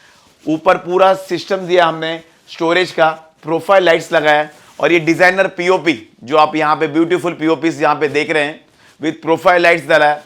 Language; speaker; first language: Hindi; non-native, local second language; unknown